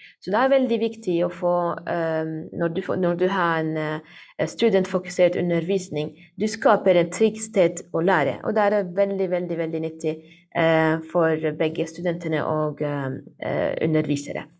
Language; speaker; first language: Norwegian; non-native, learner; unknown